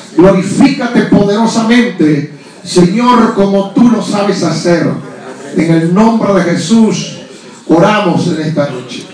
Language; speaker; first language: Spanish; native; Spanish